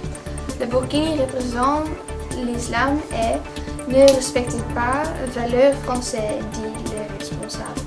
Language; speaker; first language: French; non-native, learner; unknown